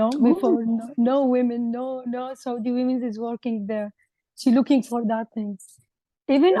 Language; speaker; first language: English; non-native, learner; Arabic